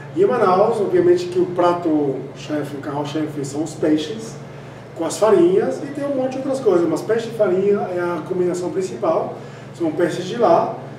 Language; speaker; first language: Portuguese; non-native, fluent; Spanish